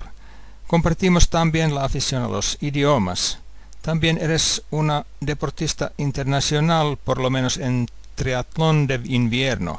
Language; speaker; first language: Spanish; non-native, fluent; Finnish